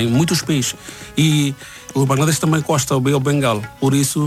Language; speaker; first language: Portuguese; non-native, learner; Bangla